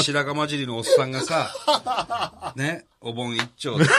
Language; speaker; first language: Japanese; native; Japanese